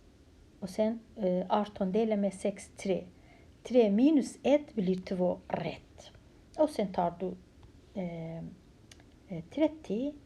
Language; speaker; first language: Swedish; non-native, fluent; Central Kurdish